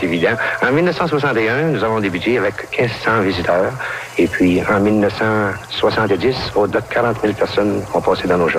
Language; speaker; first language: French; native; French